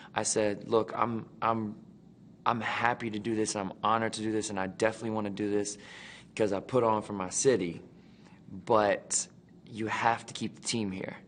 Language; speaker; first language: English; native; English